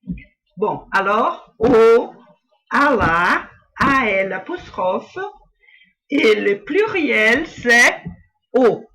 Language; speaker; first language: French; non-native, fluent; Portuguese